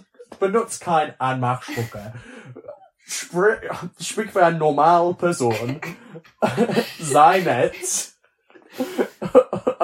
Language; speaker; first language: German; non-native, learner; English